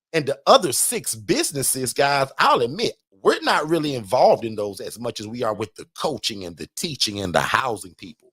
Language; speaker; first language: English; native; English